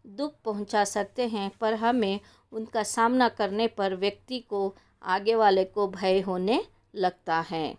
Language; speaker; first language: Hindi; non-native, local second language; Kannada